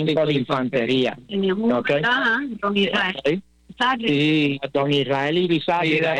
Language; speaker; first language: Spanish; native; Spanish